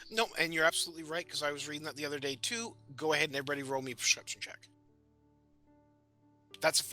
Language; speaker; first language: English; native; English